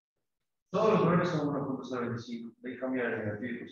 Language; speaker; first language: Spanish; native; Spanish